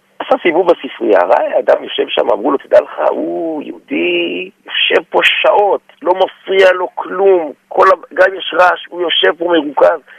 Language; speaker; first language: Hebrew; native; Hebrew